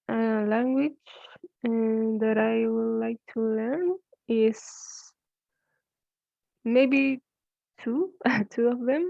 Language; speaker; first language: English; non-native, learner; Spanish